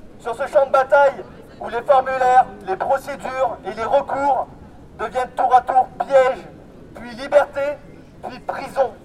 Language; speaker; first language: French; native; French